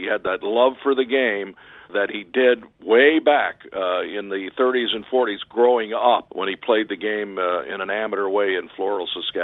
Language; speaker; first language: English; native; English